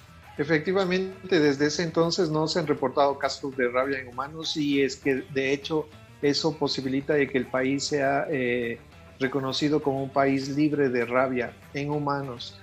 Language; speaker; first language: Spanish; native; Spanish